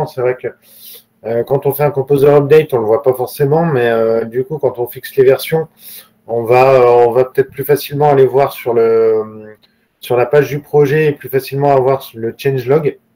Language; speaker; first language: French; native; French